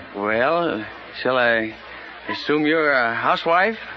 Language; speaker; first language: English; native; English